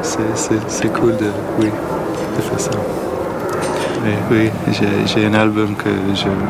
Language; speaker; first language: French; non-native, learner; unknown